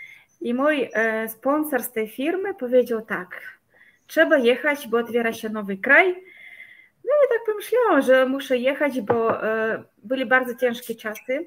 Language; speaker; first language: Polish; non-native, fluent; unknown